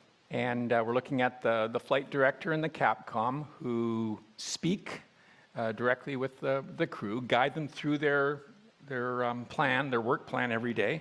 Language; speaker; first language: English; native; English